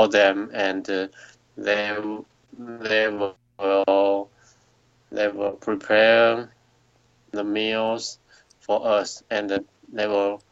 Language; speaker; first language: English; non-native, learner; Chinese